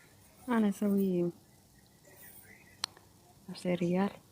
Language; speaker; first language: Arabic; non-native, learner; Oromo